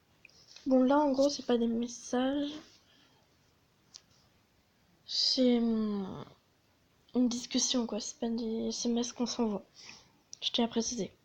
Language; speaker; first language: French; native; French